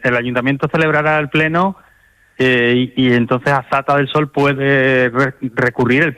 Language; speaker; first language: Spanish; native; Spanish